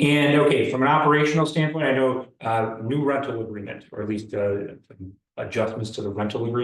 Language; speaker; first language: English; native; English